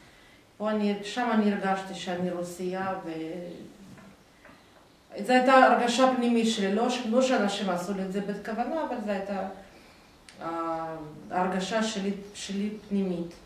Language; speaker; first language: Hebrew; non-native, fluent; Russian